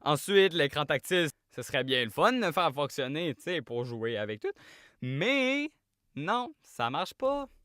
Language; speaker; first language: French; native; French